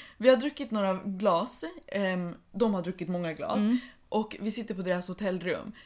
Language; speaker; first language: Swedish; early bilingual, other home language; Persian